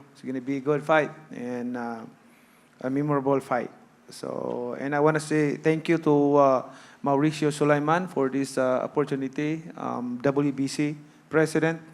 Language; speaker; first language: English; non-native, local second language; Cebuano